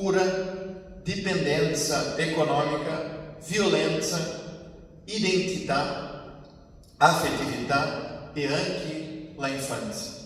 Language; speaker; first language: Italian; non-native, fluent; Portuguese